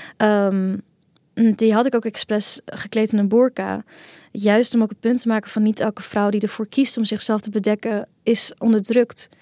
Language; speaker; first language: Dutch; early bilingual, other home language; Kurdish